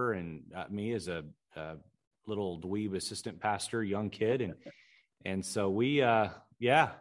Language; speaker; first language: English; native; English